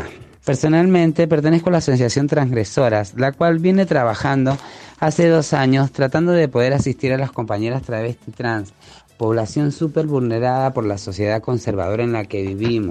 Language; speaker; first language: Spanish; native; Spanish